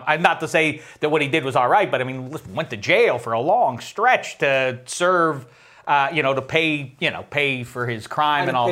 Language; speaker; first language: English; native; English